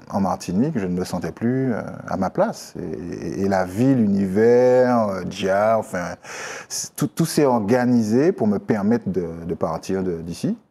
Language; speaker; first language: French; native; French